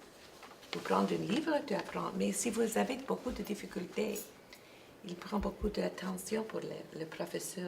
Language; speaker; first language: French; non-native, local second language; English